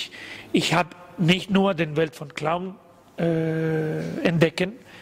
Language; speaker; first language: German; non-native, learner; Spanish